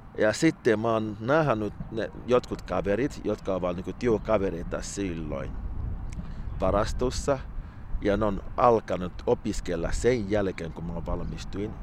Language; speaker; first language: Finnish; non-native, fluent; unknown